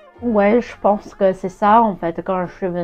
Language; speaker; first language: French; non-native, fluent; Chinese